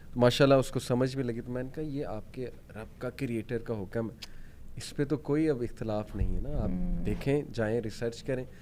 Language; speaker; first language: Urdu; native; Urdu